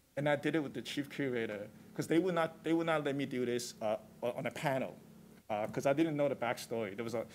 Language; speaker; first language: English; non-native, local second language; Cantonese